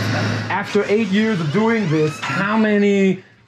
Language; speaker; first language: Polish; native; Polish